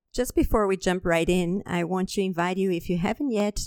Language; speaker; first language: English; non-native, fluent; Portuguese